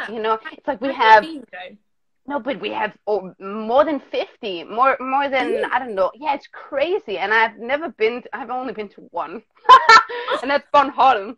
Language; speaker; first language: English; non-native, fluent; Danish